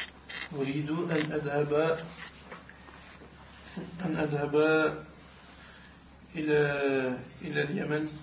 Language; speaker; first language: Arabic; non-native, learner; French